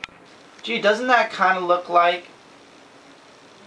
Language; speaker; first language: English; native; English